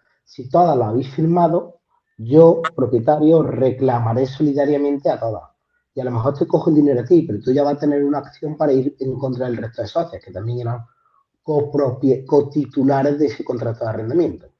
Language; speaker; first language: Spanish; native; Spanish